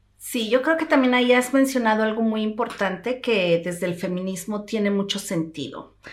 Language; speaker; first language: Spanish; native; Spanish